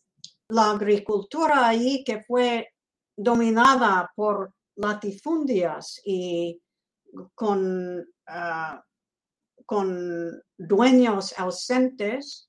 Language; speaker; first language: Spanish; non-native, fluent; English